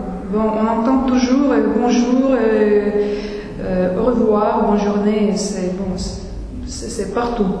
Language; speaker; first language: French; non-native, fluent; Russian